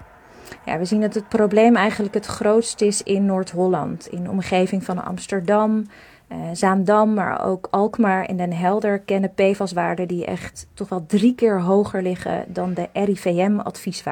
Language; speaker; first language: Dutch; native; Dutch